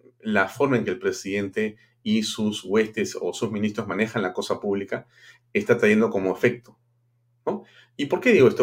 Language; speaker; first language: Spanish; native; Spanish